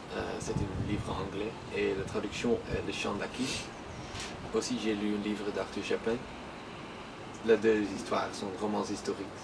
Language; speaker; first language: French; non-native, learner; Dutch